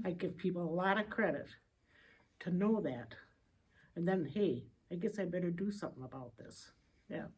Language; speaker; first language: English; native; English